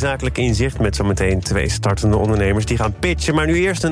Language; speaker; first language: Dutch; native; Dutch